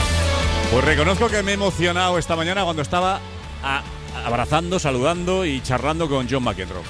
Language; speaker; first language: Spanish; native; Spanish